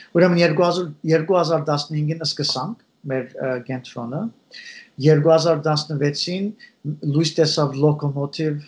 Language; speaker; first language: Armenian; early bilingual, heritage; Armenian